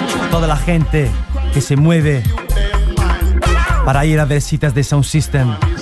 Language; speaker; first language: Spanish; native; Spanish